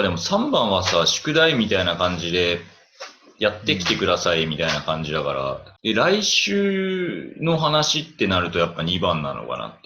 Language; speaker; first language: Japanese; native; Japanese